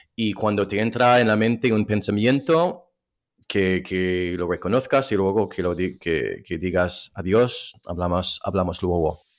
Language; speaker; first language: Spanish; non-native, fluent; English